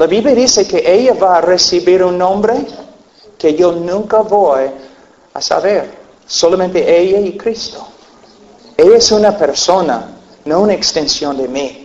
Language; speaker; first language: Spanish; non-native, fluent; English